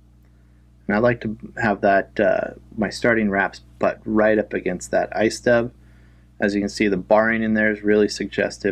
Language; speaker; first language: English; native; English